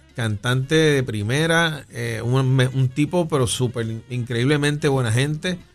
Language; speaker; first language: Spanish; native; Spanish